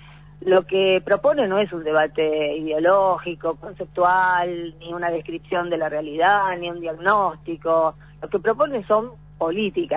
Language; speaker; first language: Spanish; native; Spanish